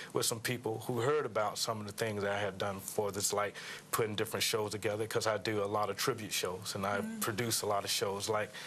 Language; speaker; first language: English; native; English